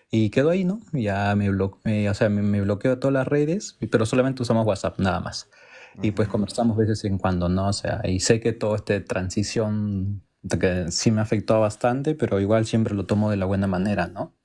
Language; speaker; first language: Spanish; native; Spanish